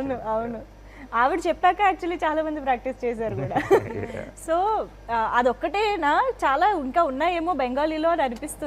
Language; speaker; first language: Telugu; native; Telugu